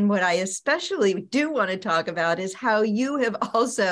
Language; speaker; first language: English; native; English